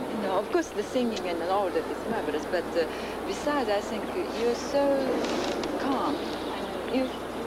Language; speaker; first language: English; non-native, fluent; Japanese